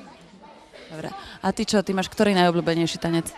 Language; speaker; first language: Slovak; native; Slovak